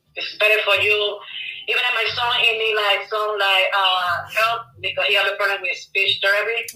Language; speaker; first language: English; non-native, learner; Spanish